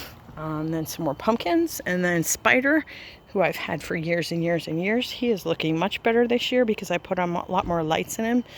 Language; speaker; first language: English; native; English